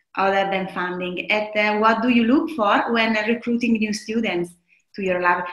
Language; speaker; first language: English; non-native, fluent; Italian